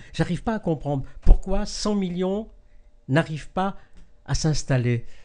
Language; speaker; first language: French; native; French